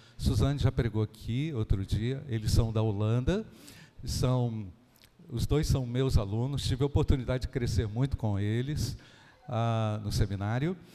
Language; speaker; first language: Portuguese; native; Portuguese